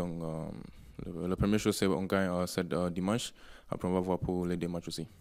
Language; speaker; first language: French; non-native, learner; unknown